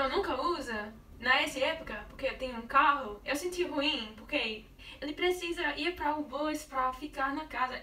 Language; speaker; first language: Portuguese; non-native, learner; English